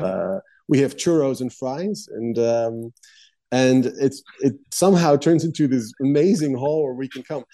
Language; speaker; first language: English; non-native, fluent; Dutch